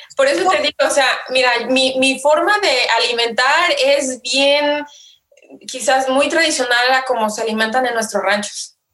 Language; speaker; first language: Spanish; native; Spanish